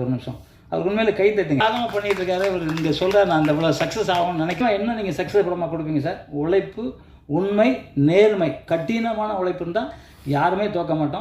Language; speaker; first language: Tamil; native; Tamil